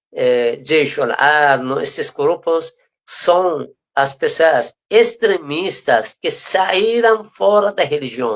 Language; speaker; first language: Portuguese; non-native, fluent; Persian